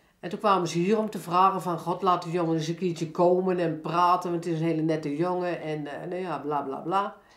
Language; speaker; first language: Dutch; native; Dutch